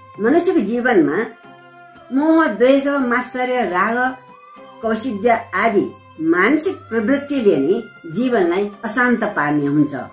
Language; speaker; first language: Nepali; non-native, local second language; Newari